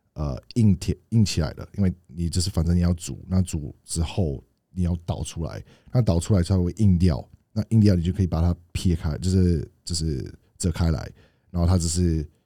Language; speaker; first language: Chinese; non-native, fluent; English